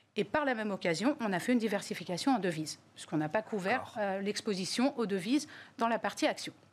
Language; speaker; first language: French; native; French